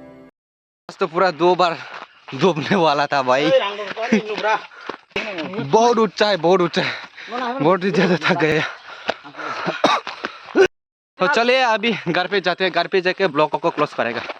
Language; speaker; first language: Hindi; non-native, local second language; Kok Borok